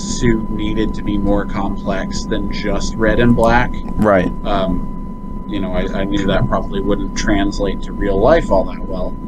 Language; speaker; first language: English; native; English